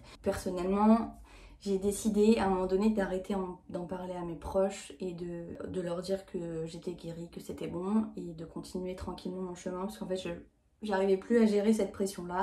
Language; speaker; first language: French; native; French